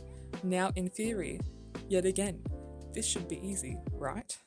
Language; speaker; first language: English; native; English